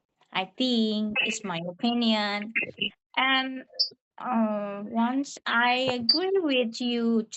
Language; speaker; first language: English; non-native, learner; Indonesian